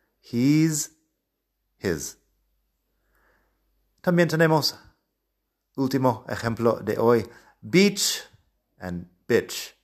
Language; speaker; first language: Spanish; non-native, fluent; English